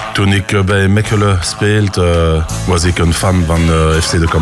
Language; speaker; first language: Dutch; non-native, local second language; French